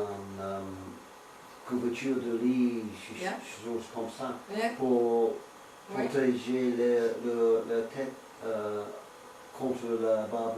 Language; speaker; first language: French; non-native, learner; English